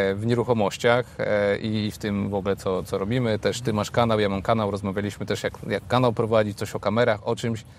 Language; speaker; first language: Polish; native; Polish